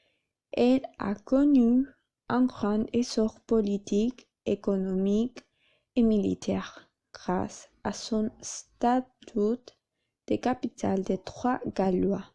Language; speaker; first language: French; non-native, learner; Spanish